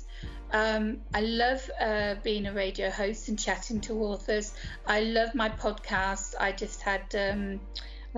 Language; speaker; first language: English; native; English